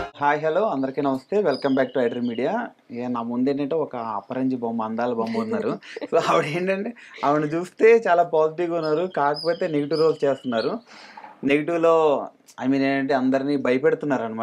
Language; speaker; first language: Telugu; native; Telugu